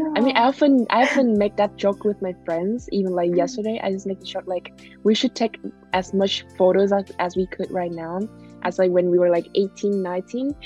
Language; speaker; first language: English; non-native, fluent; Vietnamese